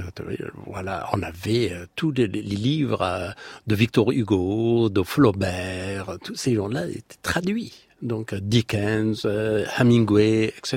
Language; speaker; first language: French; non-native, fluent; Persian